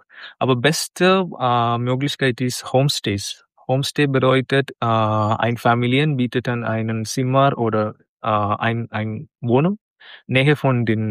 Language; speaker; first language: German; non-native, learner; Malayalam